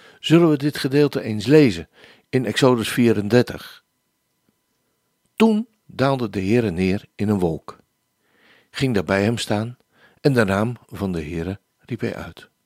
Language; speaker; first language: Dutch; native; Dutch